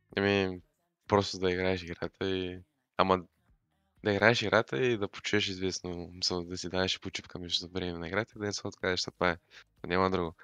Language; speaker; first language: Bulgarian; non-native, local second language; Turkish